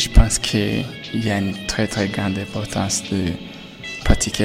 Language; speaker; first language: French; non-native, local second language; Rundi